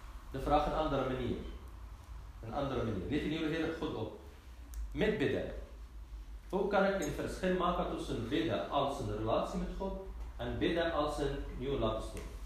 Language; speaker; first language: Dutch; non-native, fluent; Arabic